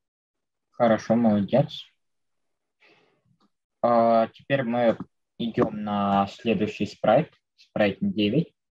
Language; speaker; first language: Russian; native; Russian